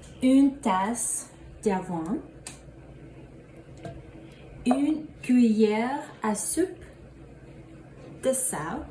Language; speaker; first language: French; non-native, learner; Spanish